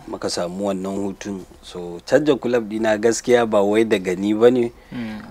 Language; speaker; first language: Hausa; native; Hausa